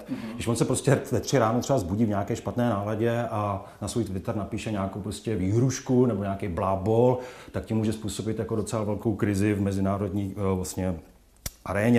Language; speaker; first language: Czech; native; Czech